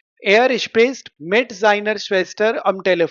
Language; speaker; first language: German; non-native, fluent; Hindi